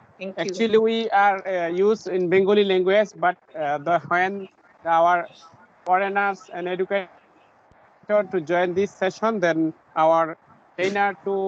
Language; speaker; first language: English; non-native, learner; Bangla